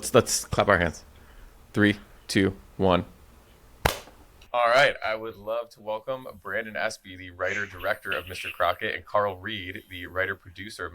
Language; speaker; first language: English; native; English